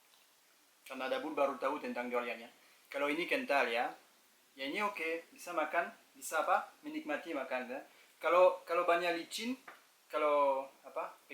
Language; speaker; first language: Indonesian; non-native, learner; French